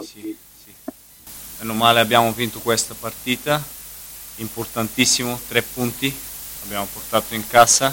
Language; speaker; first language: Italian; non-native, fluent; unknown